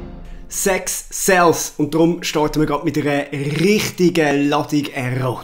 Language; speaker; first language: German; native; German